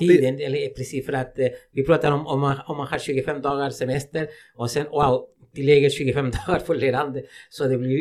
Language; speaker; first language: Swedish; non-native, fluent; Spanish